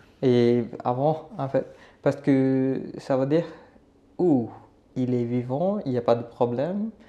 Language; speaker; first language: French; non-native, learner; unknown